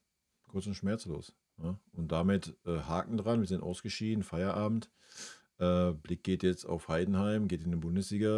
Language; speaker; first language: German; native; German